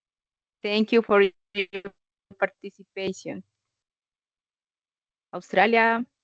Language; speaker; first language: English; non-native, learner; Spanish